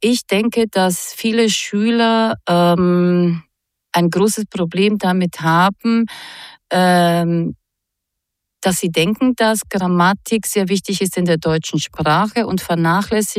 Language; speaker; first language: German; non-native, fluent; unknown